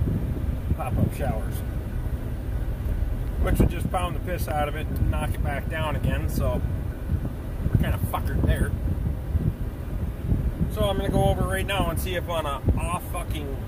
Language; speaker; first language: English; native; English